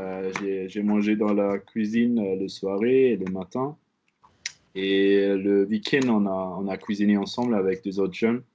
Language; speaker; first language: French; non-native, learner; German